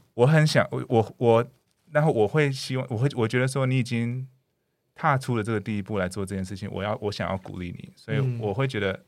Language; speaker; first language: Chinese; non-native, fluent; English